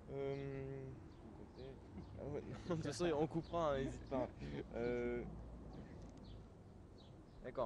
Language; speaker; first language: French; native; French